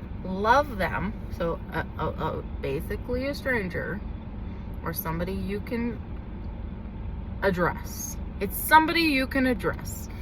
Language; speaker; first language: English; native; English